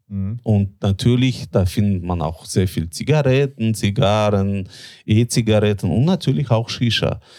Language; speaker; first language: German; non-native, fluent; Russian